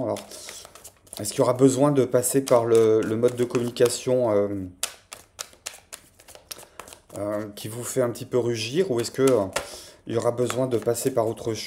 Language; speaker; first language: French; native; French